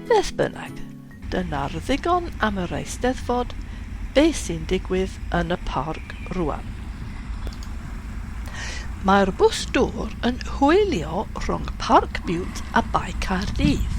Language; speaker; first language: Welsh; non-native, fluent; English